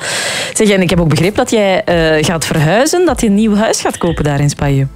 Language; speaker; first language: Dutch; native; Dutch